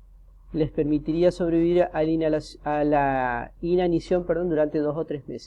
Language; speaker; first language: Spanish; native; Spanish